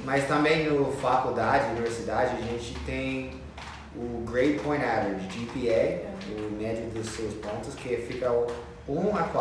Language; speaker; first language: Portuguese; non-native, fluent; English